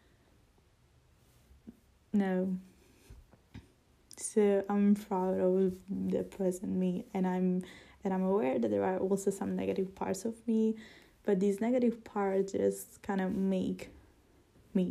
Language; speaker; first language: English; non-native, fluent; Italian